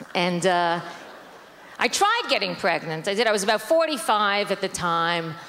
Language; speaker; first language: English; native; English